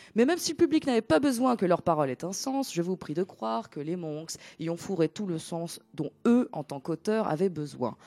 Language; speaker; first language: French; non-native, fluent; Greek